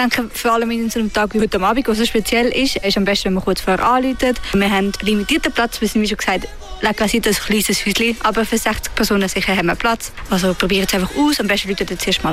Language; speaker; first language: German; early bilingual, other home language; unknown